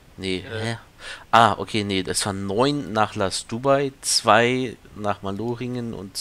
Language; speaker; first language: German; native; German